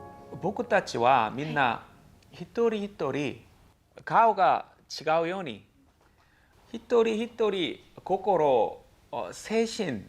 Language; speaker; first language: Japanese; non-native, learner; Korean